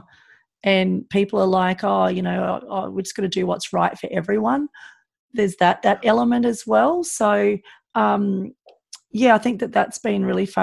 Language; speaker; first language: English; native; English